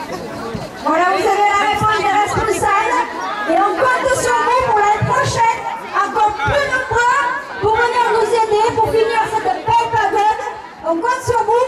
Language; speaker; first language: French; native; French